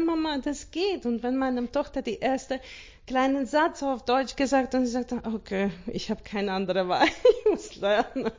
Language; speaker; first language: German; non-native, learner; Hungarian